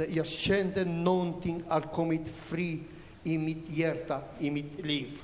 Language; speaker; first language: Swedish; non-native, learner; Romanian